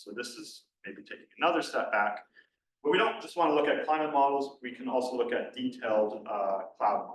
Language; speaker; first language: English; native; English